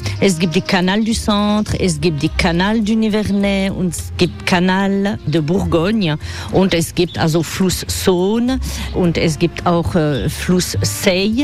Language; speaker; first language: German; non-native, fluent; French